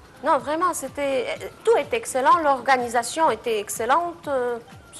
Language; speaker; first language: French; non-native, fluent; Arabic